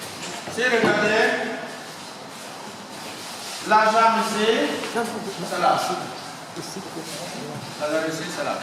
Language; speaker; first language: French; non-native, learner; Vietnamese